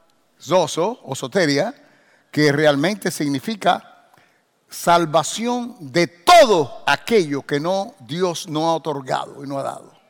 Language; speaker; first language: Spanish; native; Spanish